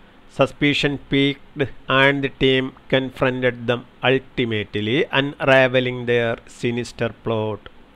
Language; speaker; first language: English; non-native, local second language; Malayalam